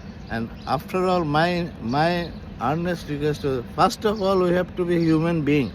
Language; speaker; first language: English; non-native, local second language; Bangla